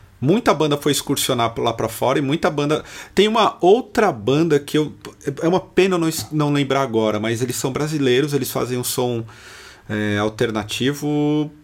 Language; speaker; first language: Portuguese; native; Portuguese